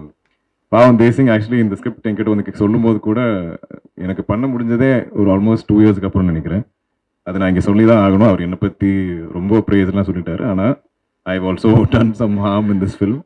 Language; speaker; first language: Tamil; non-native, local second language; Malayalam